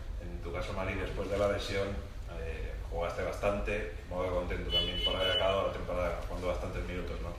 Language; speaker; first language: Spanish; non-native, learner; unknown